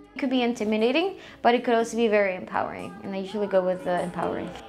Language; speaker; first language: English; early bilingual, other home language; Spanish